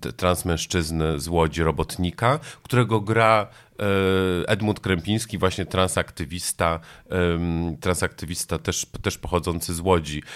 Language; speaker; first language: Polish; native; Polish